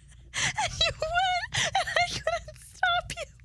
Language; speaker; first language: English; native; English